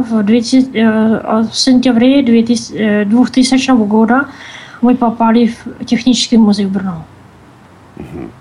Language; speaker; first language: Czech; non-native, learner; Russian